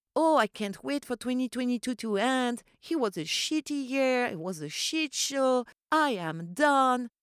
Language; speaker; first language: English; non-native, fluent; French